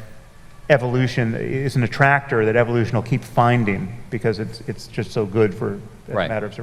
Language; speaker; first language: English; native; English